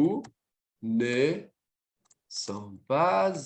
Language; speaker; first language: French; non-native, fluent; Portuguese